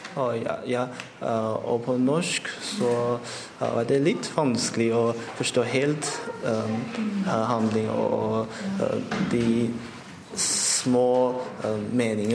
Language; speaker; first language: Norwegian; non-native, learner; Chinese